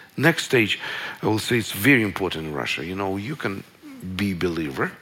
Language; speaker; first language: English; non-native, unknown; Russian